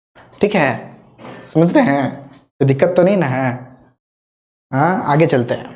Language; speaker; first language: Hindi; native; Hindi